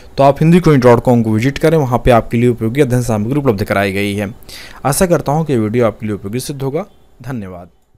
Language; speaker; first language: Hindi; native; Hindi